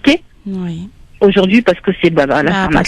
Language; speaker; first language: French; native; French